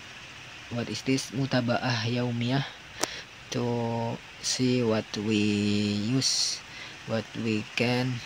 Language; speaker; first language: English; non-native, learner; Indonesian